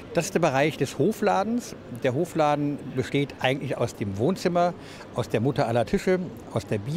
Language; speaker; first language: German; native; German